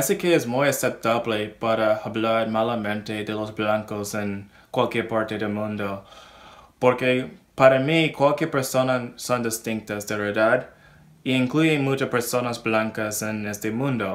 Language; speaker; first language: Spanish; non-native, learner; English